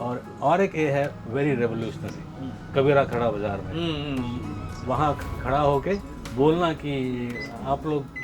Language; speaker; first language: Hindi; non-native, local second language; Kannada